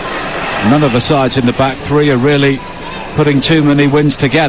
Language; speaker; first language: English; native; English